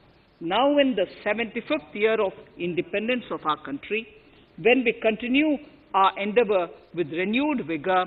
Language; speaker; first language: English; non-native, local second language; Tamil